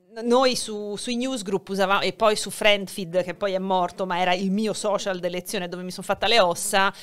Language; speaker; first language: Italian; native; Italian